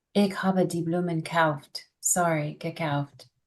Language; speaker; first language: German; non-native, learner; English